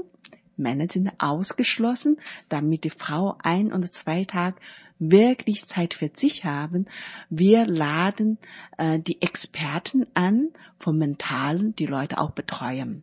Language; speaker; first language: German; non-native, learner; Chinese